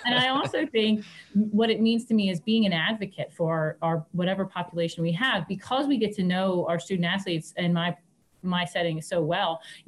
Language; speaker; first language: English; native; English